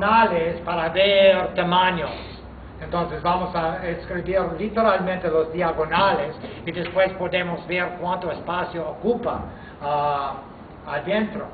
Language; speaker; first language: Spanish; non-native, fluent; English